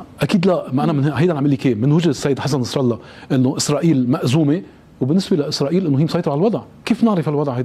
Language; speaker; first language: Arabic; native; Arabic